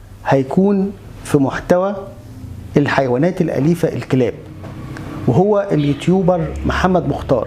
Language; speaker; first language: Arabic; native; Arabic